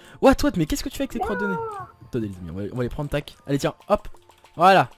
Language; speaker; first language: French; native; French